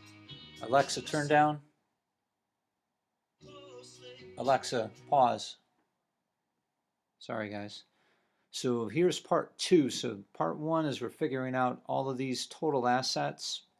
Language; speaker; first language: English; native; English